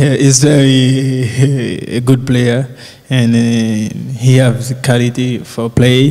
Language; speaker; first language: English; non-native, learner; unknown